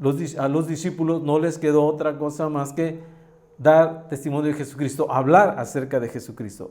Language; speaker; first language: Spanish; native; Spanish